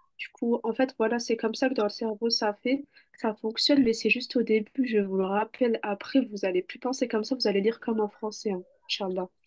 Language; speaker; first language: French; native; French